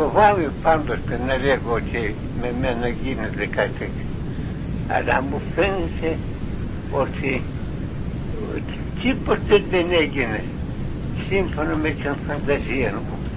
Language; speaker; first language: Greek; non-native, learner; Russian